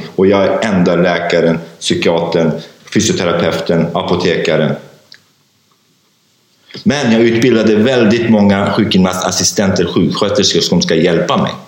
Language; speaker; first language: Swedish; non-native, fluent; Kurdish